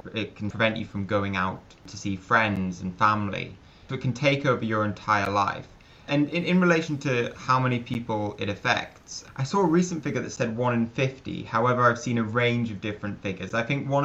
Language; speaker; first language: English; native; English